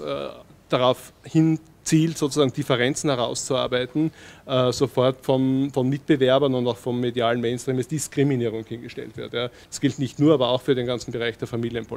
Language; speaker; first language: German; native; German